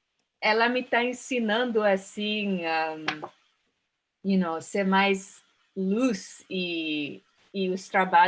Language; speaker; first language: Portuguese; early bilingual, heritage; Portuguese